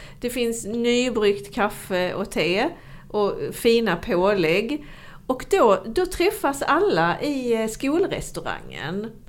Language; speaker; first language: Swedish; native; Swedish